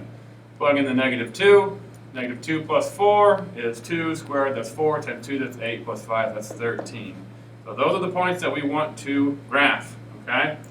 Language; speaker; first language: English; native; English